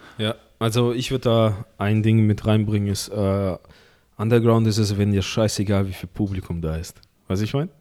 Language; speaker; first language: German; early bilingual, other home language; Russian